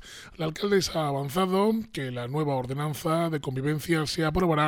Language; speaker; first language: Spanish; native; Spanish